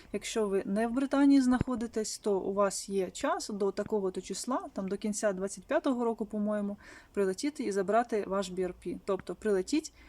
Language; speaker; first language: Ukrainian; native; Ukrainian